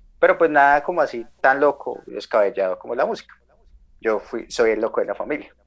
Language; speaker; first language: Spanish; native; Spanish